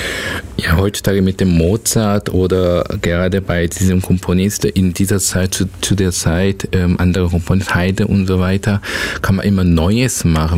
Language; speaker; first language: German; non-native, learner; Korean